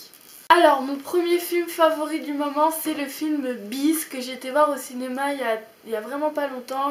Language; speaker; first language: French; native; French